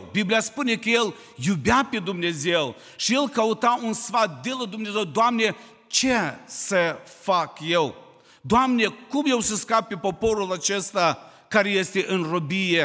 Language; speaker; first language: Romanian; non-native, local second language; Ukrainian